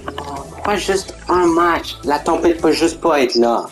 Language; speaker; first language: French; native; French